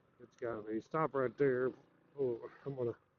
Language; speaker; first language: English; native; English